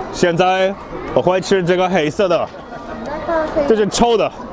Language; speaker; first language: Chinese; non-native, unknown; German